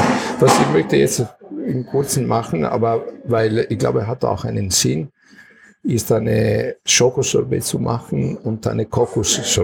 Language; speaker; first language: German; non-native, fluent; Italian